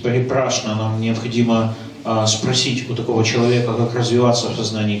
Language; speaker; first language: Russian; native; Russian